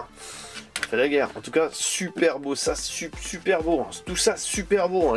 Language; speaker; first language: French; native; French